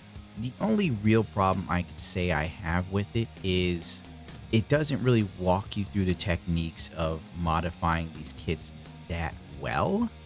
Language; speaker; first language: English; native; English